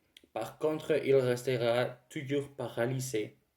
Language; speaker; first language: French; non-native, learner; Spanish